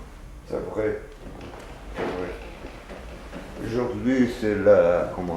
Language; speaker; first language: French; non-native, learner; Portuguese